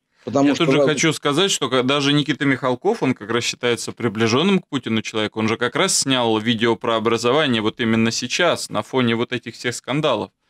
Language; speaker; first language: Russian; native; Russian